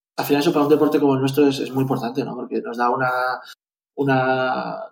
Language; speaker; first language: Spanish; native; Spanish